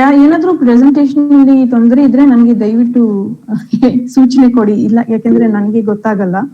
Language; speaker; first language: Kannada; non-native, local second language; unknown